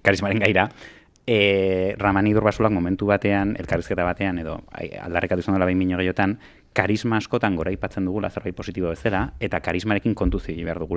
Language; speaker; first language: Basque; native; Basque